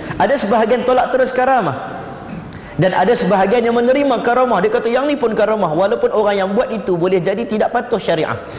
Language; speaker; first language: Malay; native; Malay